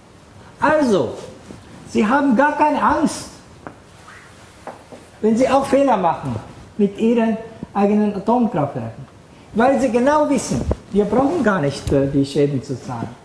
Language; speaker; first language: German; non-native, fluent; Japanese